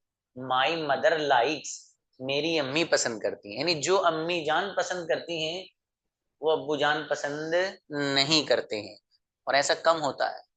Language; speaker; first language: Hindi; native; Hindi